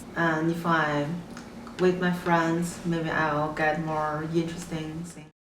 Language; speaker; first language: English; non-native, learner; Chinese